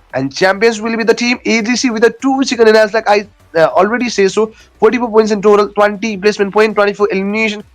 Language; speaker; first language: English; non-native, local second language; Nepali